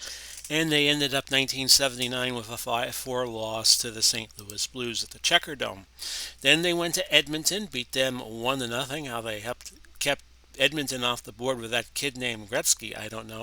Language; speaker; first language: English; native; English